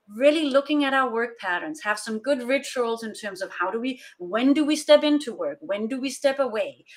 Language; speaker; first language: English; non-native, fluent; Danish